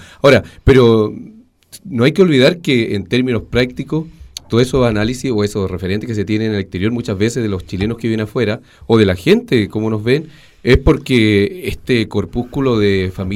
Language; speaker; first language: Spanish; native; Spanish